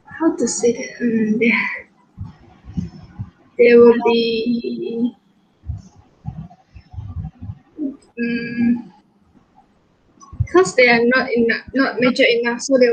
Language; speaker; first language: English; non-native, local second language; Malay